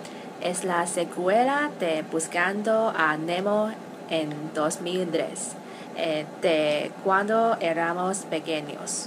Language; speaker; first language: Spanish; non-native, learner; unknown